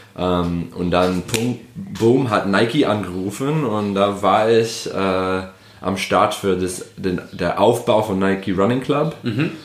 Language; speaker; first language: German; non-native, fluent; English